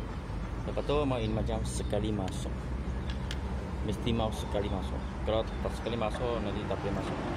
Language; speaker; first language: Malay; non-native, local second language; Chinese